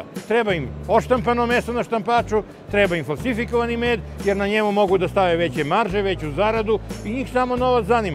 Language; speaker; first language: Serbian; native; Serbian